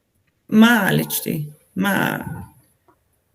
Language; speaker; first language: Arabic; non-native, learner; Swedish